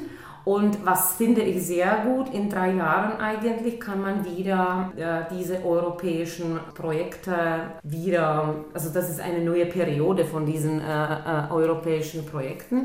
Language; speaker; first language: German; non-native, local second language; Czech